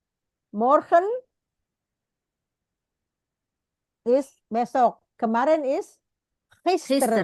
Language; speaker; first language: Dutch; non-native, fluent; Indonesian